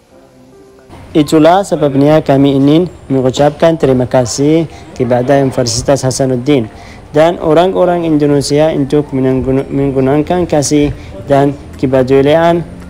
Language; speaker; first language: Indonesian; non-native, fluent; Arabic